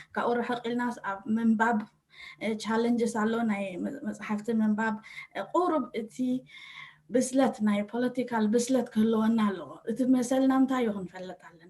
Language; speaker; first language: Tigrinya; early bilingual, heritage; Tigrinya